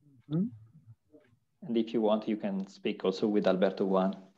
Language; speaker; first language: English; non-native, fluent; Italian